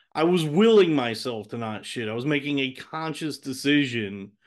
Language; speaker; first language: English; native; English